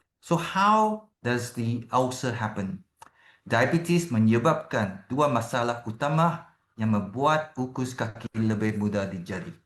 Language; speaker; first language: Malay; non-native, local second language; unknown